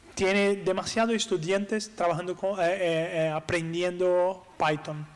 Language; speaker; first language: Spanish; non-native, learner; Portuguese